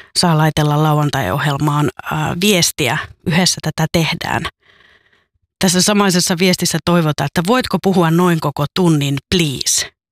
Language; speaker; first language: Finnish; native; Finnish